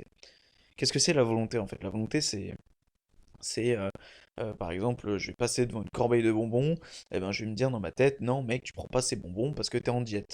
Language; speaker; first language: French; native; French